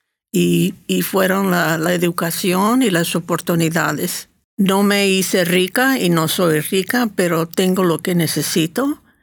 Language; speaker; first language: Spanish; early bilingual, heritage; Spanish